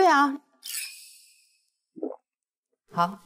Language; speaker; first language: Chinese; non-native, local second language; Cantonese